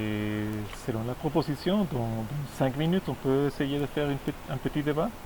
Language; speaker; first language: French; non-native, fluent; Spanish